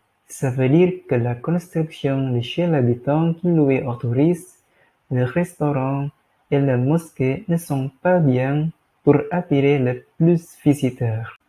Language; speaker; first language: French; non-native, learner; Indonesian